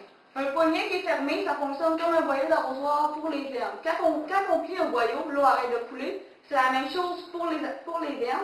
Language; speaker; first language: French; native; French